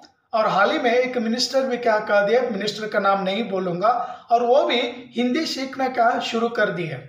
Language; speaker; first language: Hindi; non-native, local second language; Kannada